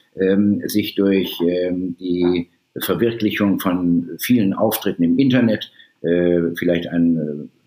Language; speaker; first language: German; native; German